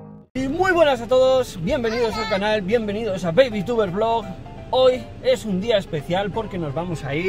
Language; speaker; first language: Spanish; native; Spanish